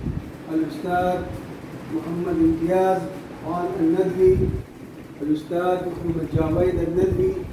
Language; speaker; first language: Arabic; non-native, fluent; Urdu